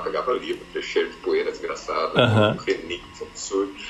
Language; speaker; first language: Portuguese; native; Portuguese